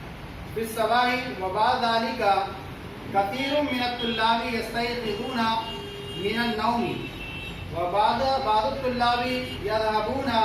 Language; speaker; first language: Arabic; non-native, fluent; Urdu